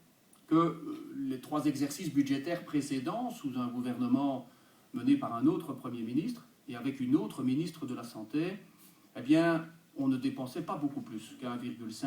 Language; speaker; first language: French; native; French